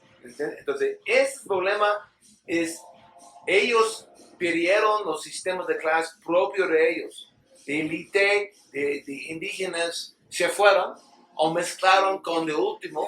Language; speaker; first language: Spanish; non-native, learner; English